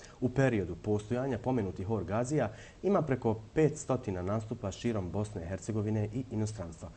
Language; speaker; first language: Croatian; native; Croatian